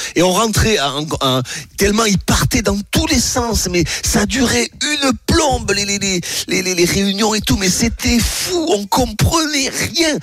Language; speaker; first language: French; native; French